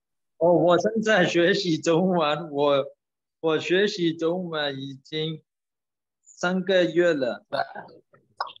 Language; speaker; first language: Chinese; non-native, learner; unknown